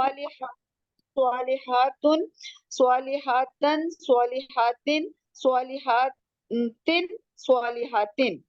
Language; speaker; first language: Arabic; non-native, learner; Urdu